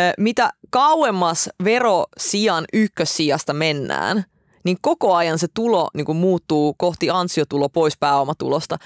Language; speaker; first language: Finnish; early bilingual, other home language; Russian